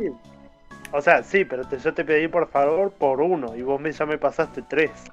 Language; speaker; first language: Spanish; native; Spanish